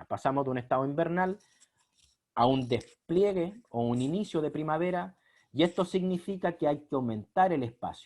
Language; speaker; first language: Spanish; native; Spanish